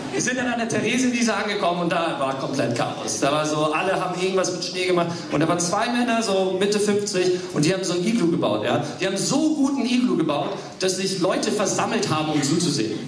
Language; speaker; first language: German; early bilingual, other home language; English